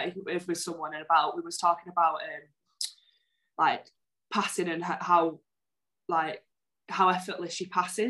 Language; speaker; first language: English; native; English